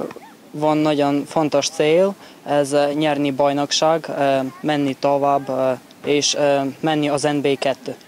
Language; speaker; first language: Hungarian; non-native, learner; Ukrainian